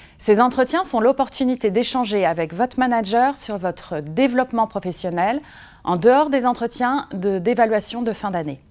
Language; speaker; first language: French; native; French